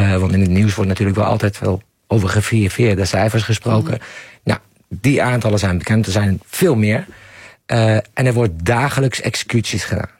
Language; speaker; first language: Dutch; non-native, fluent; Persian